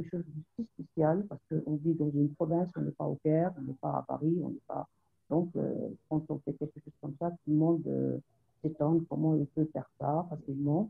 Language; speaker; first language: French; non-native, local second language; Arabic